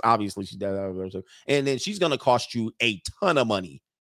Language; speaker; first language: English; native; English